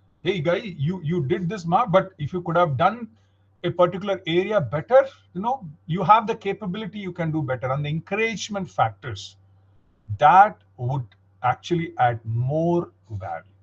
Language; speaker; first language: English; non-native, local second language; Tamil